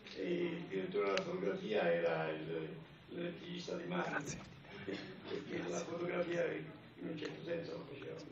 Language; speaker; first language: Italian; native; Italian